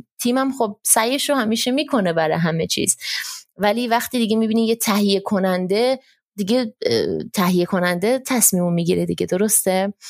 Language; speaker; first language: Persian; early bilingual, heritage; Persian